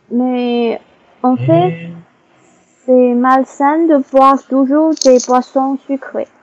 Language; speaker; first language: French; non-native, learner; Chinese